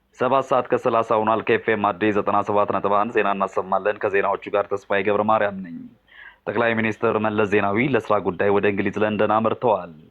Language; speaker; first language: Amharic; non-native, local second language; Tigrinya